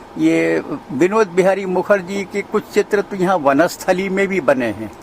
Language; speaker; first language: Hindi; non-native, local second language; Gujarati